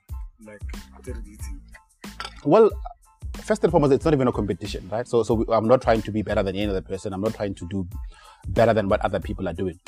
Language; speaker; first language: English; non-native, local second language; Tswana